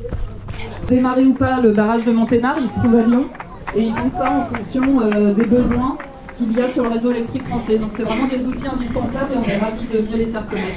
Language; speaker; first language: French; native; French